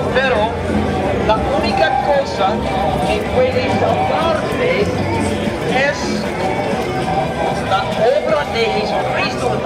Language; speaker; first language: Spanish; non-native, learner; English